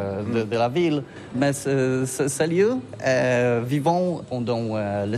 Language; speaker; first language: French; non-native, learner; Polish